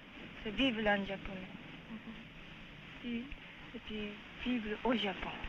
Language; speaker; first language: French; non-native, learner; Japanese